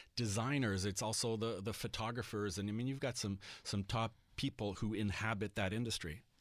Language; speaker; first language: English; native; English